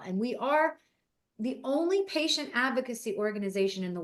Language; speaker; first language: English; native; English